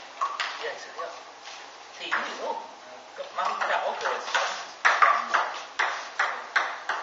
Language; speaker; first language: Dutch; non-native, learner; Chinese